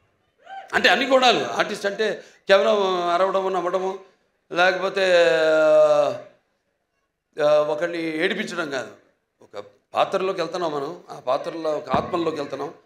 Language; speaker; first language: Telugu; native; Telugu